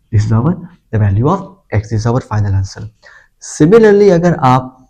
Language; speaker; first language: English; non-native, local second language; Hindi